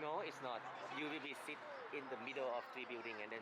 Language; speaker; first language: English; non-native, learner; Chinese